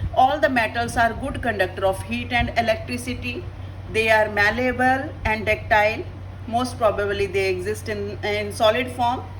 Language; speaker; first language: English; non-native, local second language; Punjabi